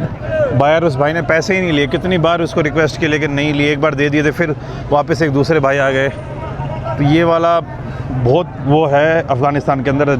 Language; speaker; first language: Hindi; native; Hindi